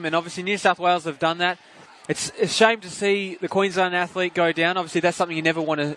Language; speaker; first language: English; native; English